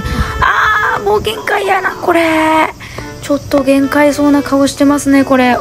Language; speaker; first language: Japanese; native; Japanese